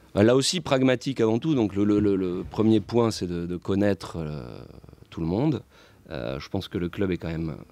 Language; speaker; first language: French; native; French